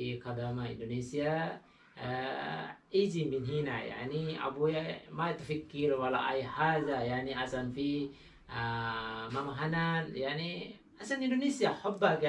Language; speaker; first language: Arabic; non-native, learner; Indonesian